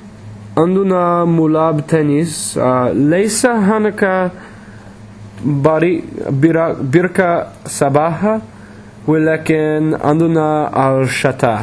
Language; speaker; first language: Arabic; non-native, learner; English